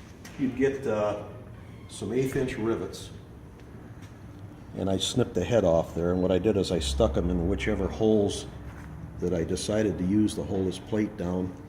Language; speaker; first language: English; native; English